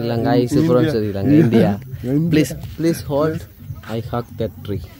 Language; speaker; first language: English; non-native, learner; Tamil